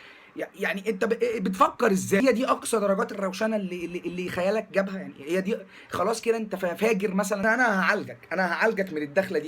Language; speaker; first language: Arabic; native; Arabic